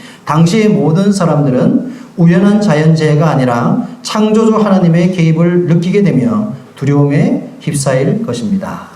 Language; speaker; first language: Korean; native; Korean